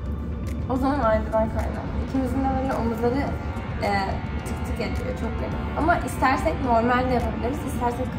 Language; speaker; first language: Turkish; early bilingual, heritage; Turkish